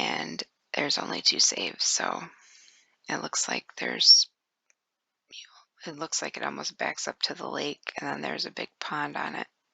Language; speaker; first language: English; native; English